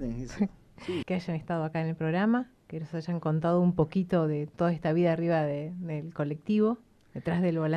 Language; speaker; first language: Spanish; native; Spanish